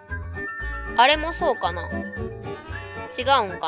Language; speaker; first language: Japanese; native; Japanese